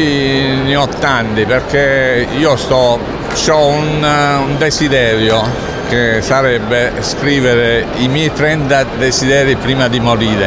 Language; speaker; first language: Italian; native; Italian